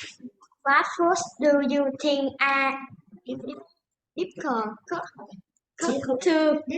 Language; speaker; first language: English; non-native, learner; Vietnamese